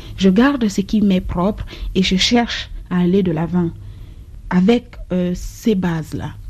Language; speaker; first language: French; non-native, local second language; Basaa